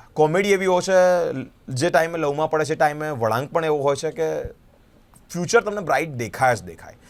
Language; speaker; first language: Gujarati; native; Gujarati